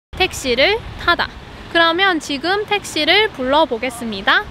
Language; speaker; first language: Korean; native; Korean